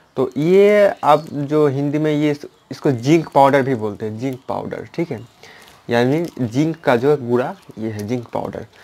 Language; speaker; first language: Hindi; non-native, local second language; Bangla